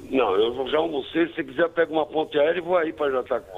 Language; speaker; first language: Portuguese; native; Portuguese